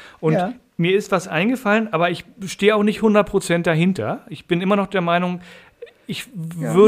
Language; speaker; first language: German; native; German